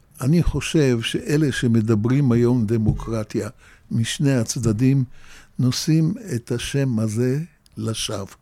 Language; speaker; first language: Hebrew; native; Hebrew